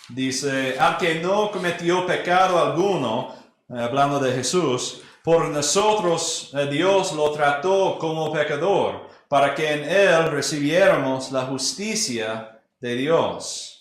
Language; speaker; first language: Spanish; non-native, fluent; English